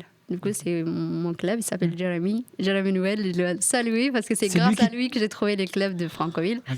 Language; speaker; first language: French; non-native, fluent; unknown